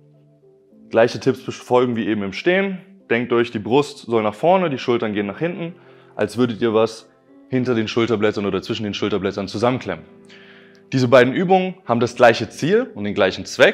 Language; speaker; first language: German; native; German